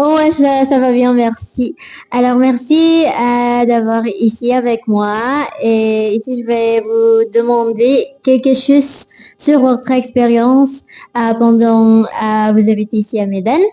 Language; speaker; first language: French; non-native, learner; Indonesian